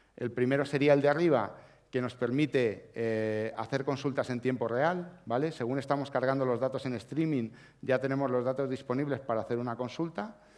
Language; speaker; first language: Spanish; native; Spanish